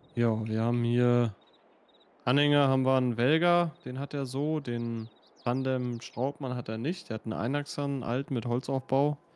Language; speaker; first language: German; native; German